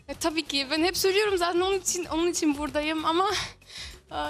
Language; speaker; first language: Turkish; non-native, fluent; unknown